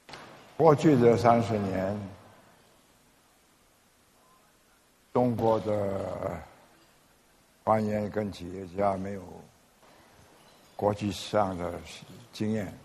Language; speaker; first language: Chinese; non-native, local second language; English